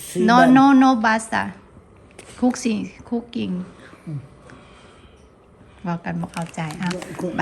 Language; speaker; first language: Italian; non-native, learner; Thai